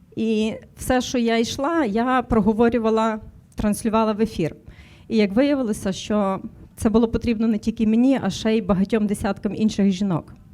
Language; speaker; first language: Ukrainian; native; Ukrainian